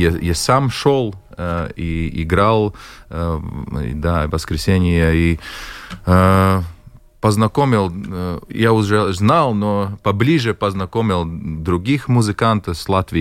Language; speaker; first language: Russian; non-native, local second language; Latvian